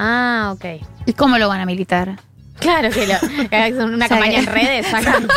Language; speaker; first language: Spanish; native; Spanish